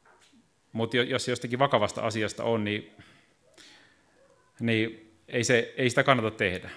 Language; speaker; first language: Finnish; native; Finnish